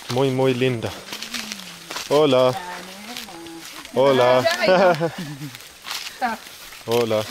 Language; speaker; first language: Spanish; non-native, learner; English